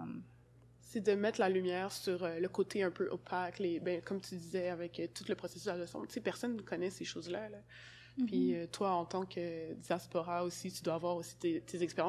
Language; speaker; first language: French; native; French